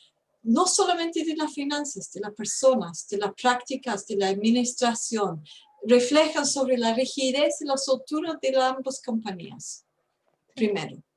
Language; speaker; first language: Spanish; non-native, fluent; English